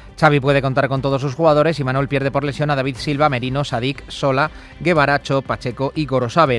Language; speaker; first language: Spanish; native; Spanish